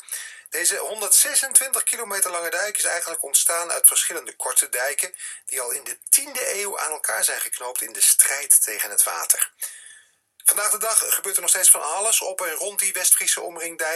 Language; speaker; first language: Dutch; native; Dutch